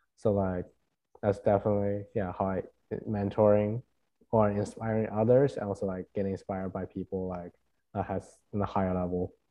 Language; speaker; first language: English; non-native, fluent; Chinese